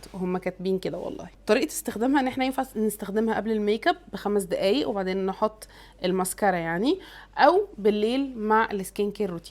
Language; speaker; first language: Arabic; native; Arabic